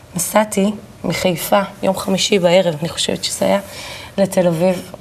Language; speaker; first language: Hebrew; native; Hebrew